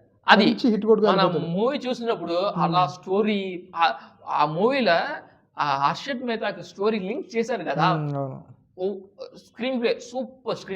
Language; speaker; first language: Telugu; non-native, learner; Tamil